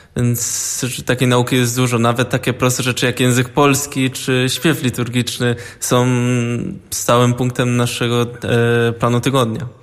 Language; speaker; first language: Polish; early bilingual, heritage; Polish